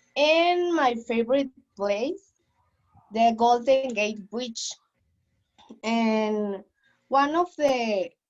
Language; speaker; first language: English; non-native, learner; Spanish